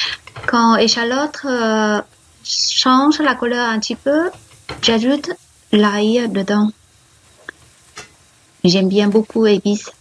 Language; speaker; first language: French; non-native, learner; Vietnamese